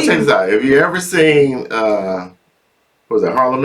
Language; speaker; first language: English; native; English